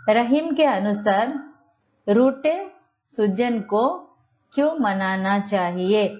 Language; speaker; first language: Hindi; non-native, local second language; Telugu